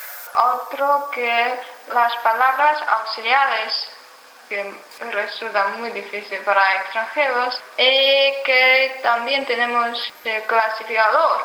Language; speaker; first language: Spanish; non-native, learner; Chinese